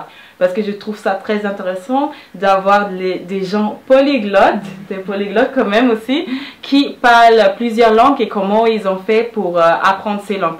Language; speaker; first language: French; non-native, fluent; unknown